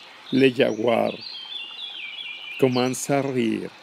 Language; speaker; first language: French; non-native, learner; Spanish